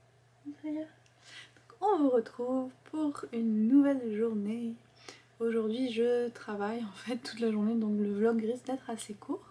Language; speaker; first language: French; native; French